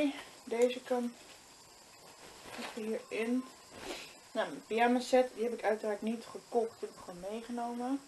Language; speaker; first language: Dutch; native; Dutch